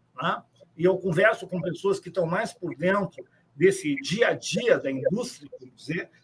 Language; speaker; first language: Portuguese; native; Portuguese